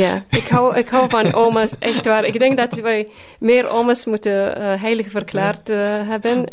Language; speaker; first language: Dutch; early bilingual, other home language; Arabic